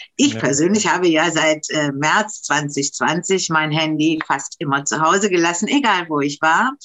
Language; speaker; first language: German; non-native, fluent; Romanian